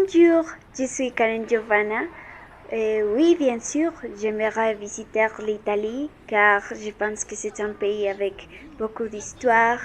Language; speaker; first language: French; non-native, learner; Spanish